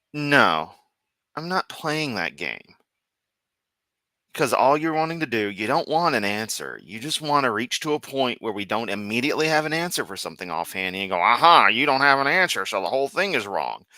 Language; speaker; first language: English; native; English